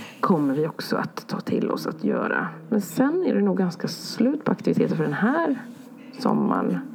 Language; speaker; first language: Swedish; early bilingual, other home language; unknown